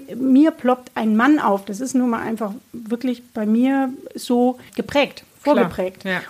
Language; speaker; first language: German; native; German